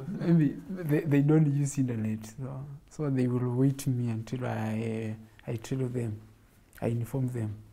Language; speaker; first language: English; non-native, local second language; Kamba